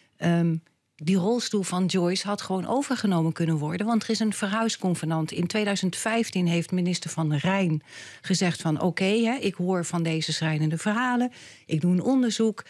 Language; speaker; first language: Dutch; native; Dutch